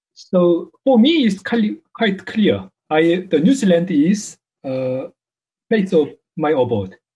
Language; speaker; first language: English; non-native, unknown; Korean